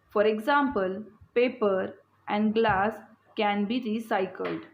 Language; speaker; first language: English; non-native, local second language; Marathi